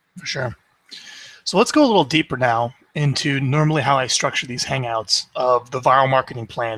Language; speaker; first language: English; native; English